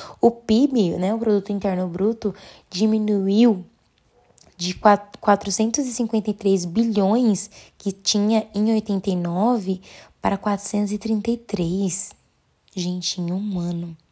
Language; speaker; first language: Portuguese; native; Portuguese